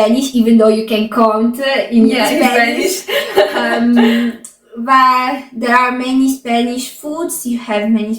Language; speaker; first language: English; non-native, fluent; Arabic